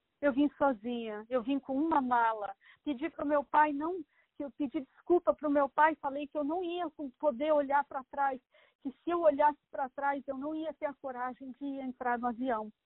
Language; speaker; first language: Portuguese; native; Portuguese